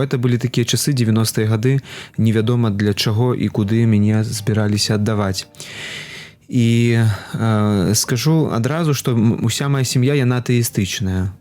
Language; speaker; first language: Belarusian; non-native, local second language; Russian